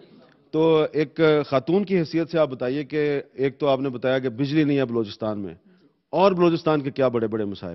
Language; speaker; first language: Urdu; native; Urdu